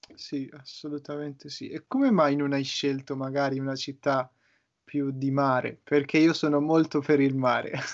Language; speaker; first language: Italian; native; Italian